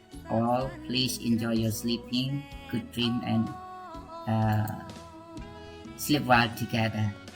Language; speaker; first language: English; non-native, learner; Khmer